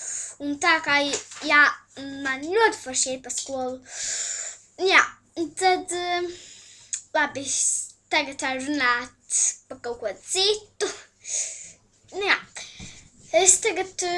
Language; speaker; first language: Latvian; early bilingual, heritage; Latvian